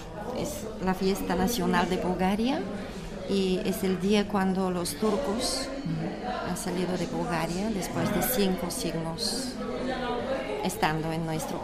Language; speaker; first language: Spanish; non-native, learner; Bulgarian